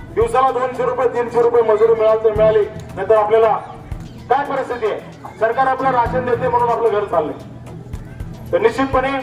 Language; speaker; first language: Marathi; native; Marathi